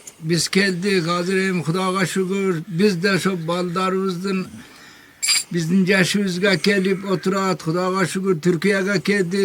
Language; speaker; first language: Turkish; non-native, learner; Kyrgyz